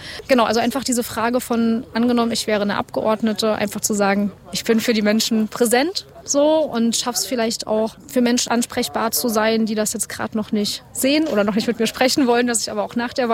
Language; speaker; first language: German; native; German